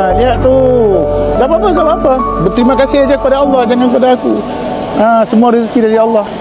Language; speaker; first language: Malay; native; Malay